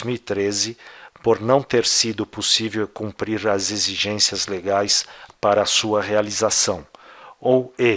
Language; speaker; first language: Portuguese; native; Portuguese